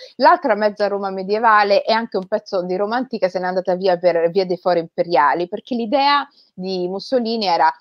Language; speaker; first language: Italian; native; Italian